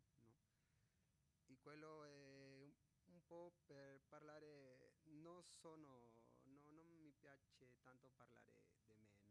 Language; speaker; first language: Italian; non-native, fluent; Spanish